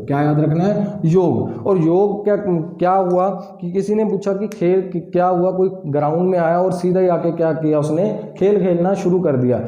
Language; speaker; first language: Hindi; native; Hindi